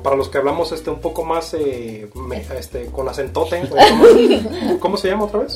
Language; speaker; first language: Spanish; native; Spanish